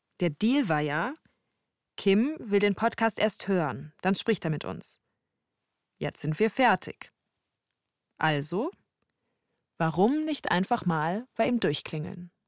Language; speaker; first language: German; native; German